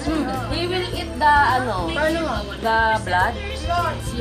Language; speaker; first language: English; non-native, local second language; Filipino